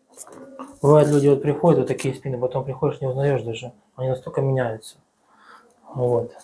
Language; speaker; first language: Russian; native; Russian